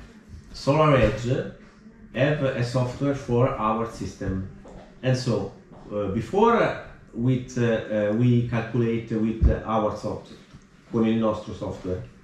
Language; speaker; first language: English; non-native, learner; Italian